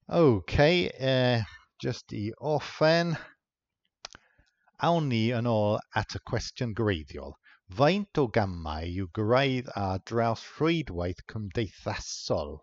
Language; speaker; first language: Welsh; non-native, fluent; English